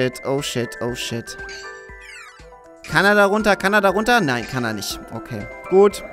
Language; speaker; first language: German; native; German